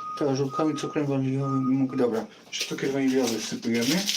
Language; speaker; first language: Polish; native; Polish